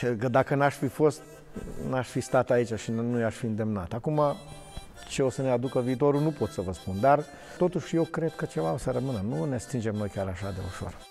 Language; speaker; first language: Romanian; non-native, local second language; Bulgarian